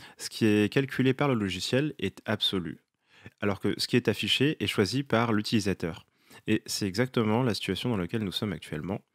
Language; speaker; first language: French; native; French